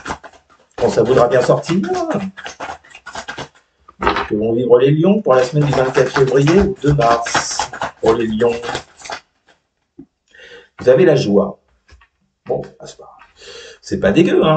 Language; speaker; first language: French; native; French